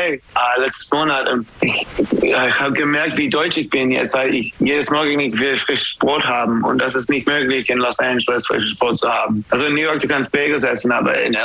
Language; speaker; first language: German; non-native, learner; English